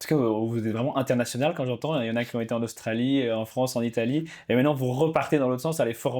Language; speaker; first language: French; native; French